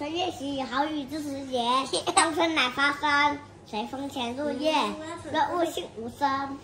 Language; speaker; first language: Chinese; native; Chinese